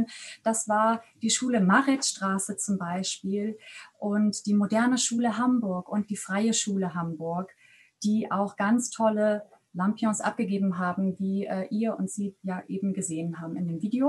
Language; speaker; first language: German; native; German